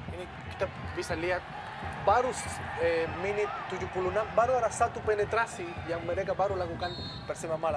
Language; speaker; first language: Indonesian; non-native, fluent; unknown